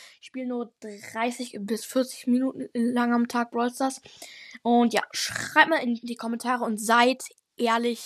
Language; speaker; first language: German; native; German